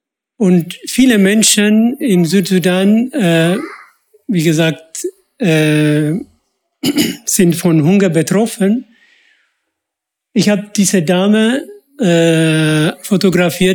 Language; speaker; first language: German; non-native, fluent; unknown